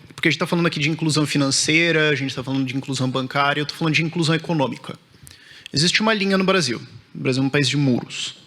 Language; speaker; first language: Portuguese; native; Portuguese